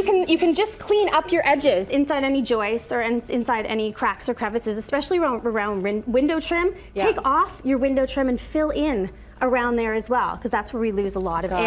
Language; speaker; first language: English; native; English